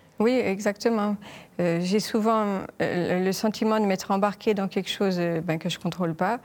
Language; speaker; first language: French; native; French